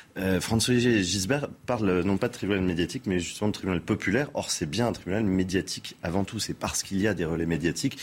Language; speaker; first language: French; native; French